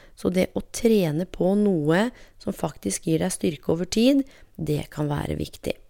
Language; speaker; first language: Norwegian; native; Norwegian